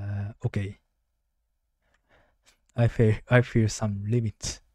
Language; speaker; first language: English; non-native, learner; Japanese